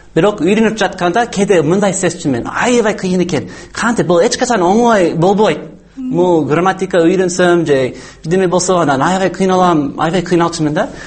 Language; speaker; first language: Kyrgyz; non-native, fluent; English